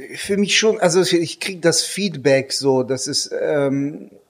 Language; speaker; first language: German; non-native, fluent; Hebrew